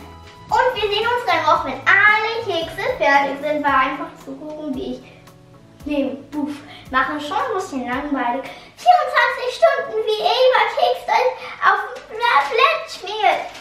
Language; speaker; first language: German; native; German